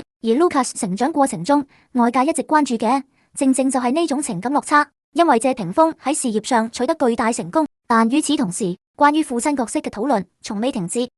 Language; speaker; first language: Cantonese; native; Cantonese